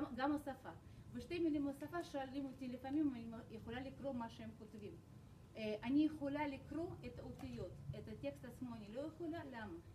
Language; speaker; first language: Hebrew; non-native, fluent; Russian